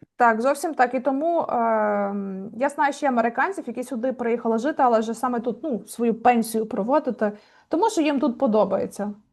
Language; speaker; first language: Ukrainian; native; Ukrainian